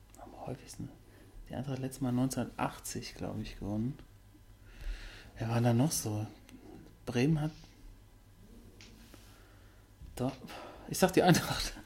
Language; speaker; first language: German; native; German